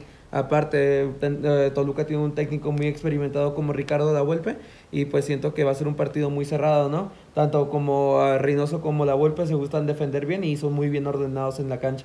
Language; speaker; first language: Spanish; native; Spanish